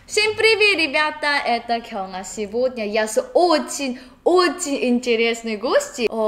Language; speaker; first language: Russian; non-native, learner; Korean